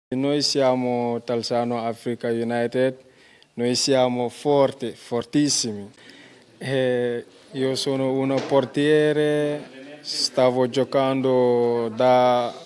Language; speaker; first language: Italian; non-native, learner; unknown